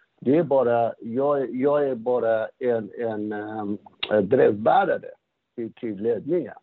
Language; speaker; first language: Swedish; non-native, fluent; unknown